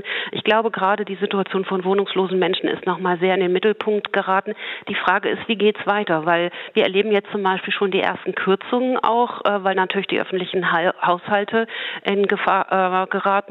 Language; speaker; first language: German; native; German